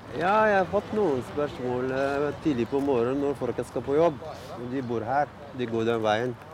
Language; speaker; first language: Norwegian; non-native, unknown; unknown